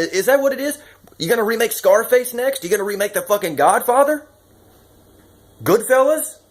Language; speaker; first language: English; native; English